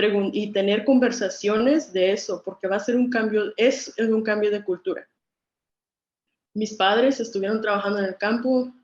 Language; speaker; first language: Spanish; early bilingual, other home language; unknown